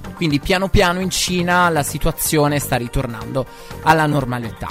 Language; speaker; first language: Italian; native; Italian